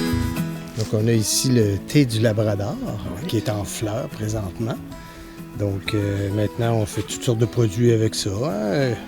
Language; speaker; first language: French; native; French